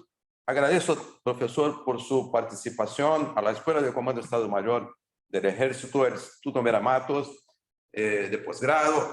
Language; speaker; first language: Spanish; non-native, fluent; Portuguese